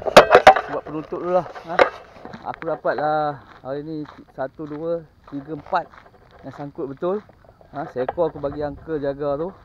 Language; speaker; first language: Malay; native; Malay